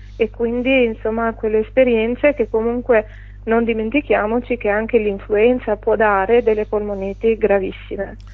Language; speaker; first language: Italian; non-native, fluent; Albanian